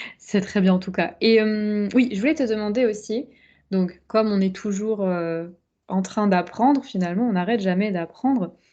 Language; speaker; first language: French; native; French